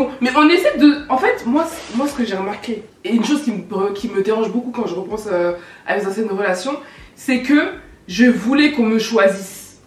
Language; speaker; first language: French; native; French